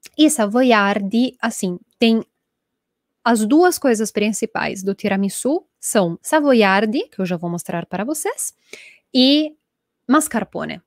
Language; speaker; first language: Portuguese; non-native, fluent; Italian